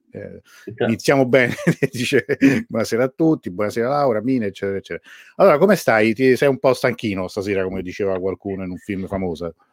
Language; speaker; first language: Italian; early bilingual, other home language; Persian